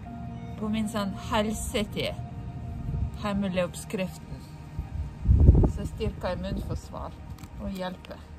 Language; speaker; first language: Norwegian; non-native, fluent; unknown